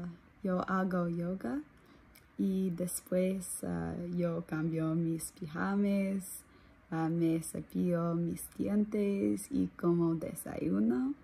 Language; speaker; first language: Spanish; non-native, learner; English